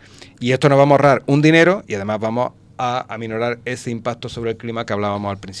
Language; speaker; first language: Spanish; native; Spanish